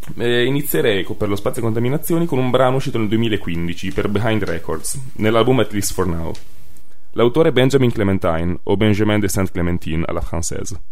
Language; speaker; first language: Italian; native; Italian